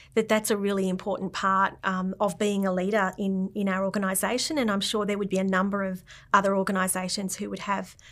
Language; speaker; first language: English; native; English